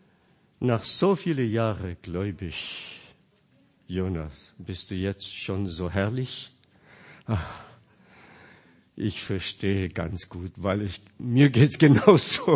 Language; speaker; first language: German; non-native, fluent; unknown